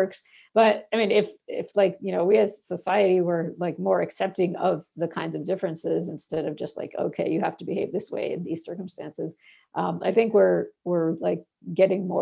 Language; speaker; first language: English; non-native, local second language; Bangla